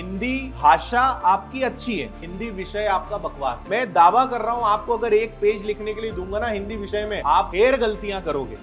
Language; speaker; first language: Hindi; native; Hindi